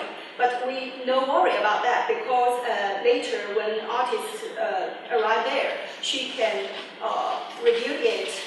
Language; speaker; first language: English; non-native, learner; Chinese